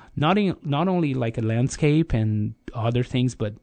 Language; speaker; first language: English; non-native, fluent; Portuguese